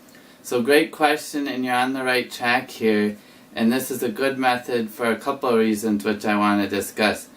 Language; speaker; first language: English; native; English